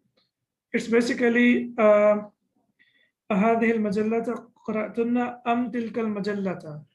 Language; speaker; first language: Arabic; non-native, fluent; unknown